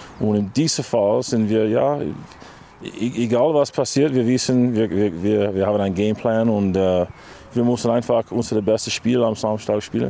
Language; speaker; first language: German; non-native, learner; English